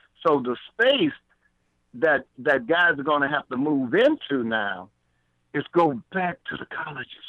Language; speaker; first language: English; native; English